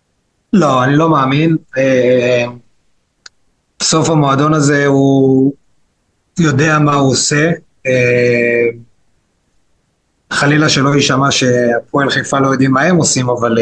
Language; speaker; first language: Hebrew; native; Hebrew